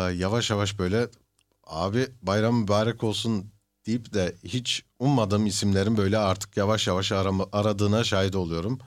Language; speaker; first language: Turkish; early bilingual, heritage; Turkish